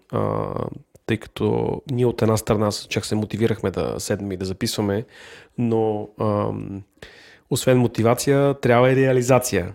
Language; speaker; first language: Bulgarian; native; Bulgarian